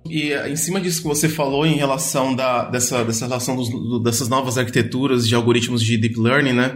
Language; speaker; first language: Portuguese; native; Portuguese